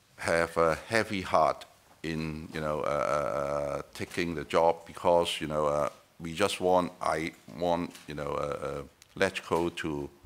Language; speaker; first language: English; non-native, local second language; Cantonese